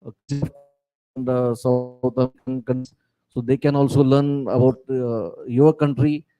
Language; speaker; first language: English; non-native, local second language; Marathi